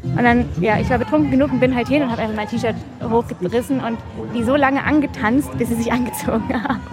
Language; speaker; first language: German; native; German